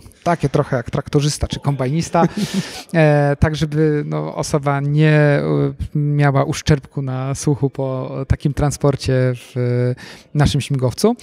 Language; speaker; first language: Polish; native; Polish